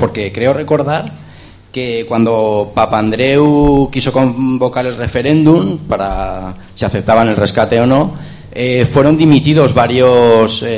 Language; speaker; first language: Spanish; native; Spanish